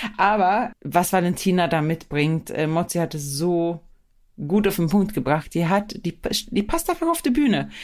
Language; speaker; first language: German; non-native, fluent; Swedish